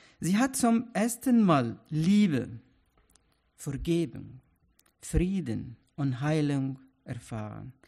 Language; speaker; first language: German; non-native, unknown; Arabic